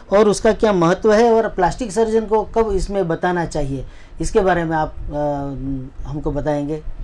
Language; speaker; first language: Hindi; non-native, local second language; Gujarati